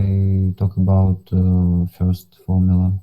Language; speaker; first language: English; non-native, learner; Russian